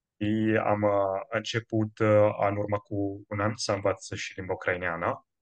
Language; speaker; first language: Romanian; non-native, fluent; Italian